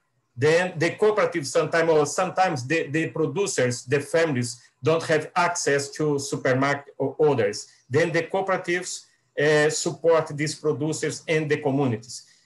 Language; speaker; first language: English; non-native, learner; Portuguese